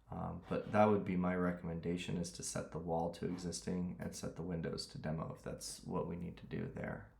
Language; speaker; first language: English; native; English